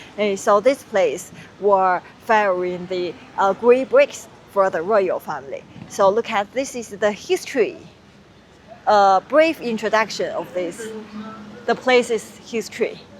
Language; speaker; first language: English; non-native, fluent; Chinese